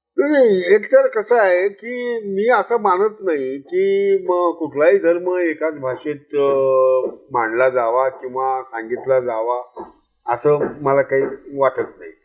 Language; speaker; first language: Marathi; non-native, local second language; Urdu